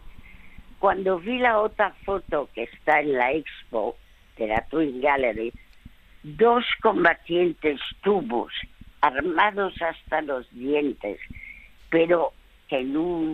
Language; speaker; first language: Spanish; early bilingual, other home language; French